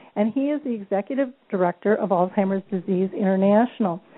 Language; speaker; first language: English; non-native, fluent; Dutch